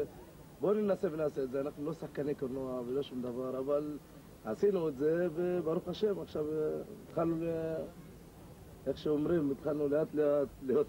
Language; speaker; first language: Hebrew; non-native, local second language; Arabic